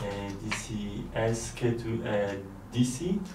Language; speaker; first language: French; non-native, learner; Polish